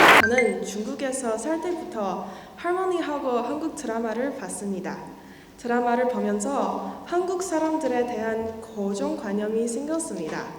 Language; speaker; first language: Korean; non-native, learner; Chinese